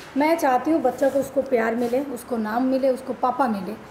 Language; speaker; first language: Hindi; non-native, local second language; Bangla